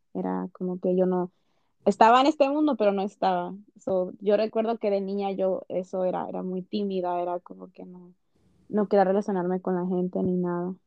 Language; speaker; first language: Spanish; early bilingual, heritage; Spanish